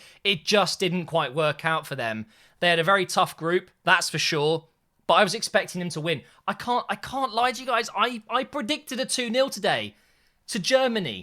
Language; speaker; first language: English; native; English